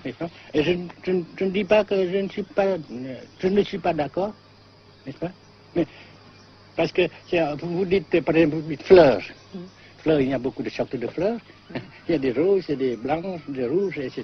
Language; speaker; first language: French; non-native, local second language; Vietnamese